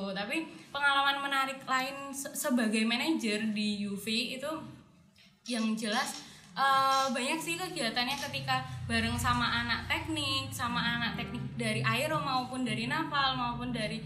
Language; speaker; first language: Indonesian; native; Indonesian